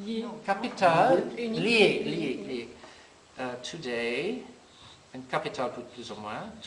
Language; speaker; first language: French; non-native, learner; English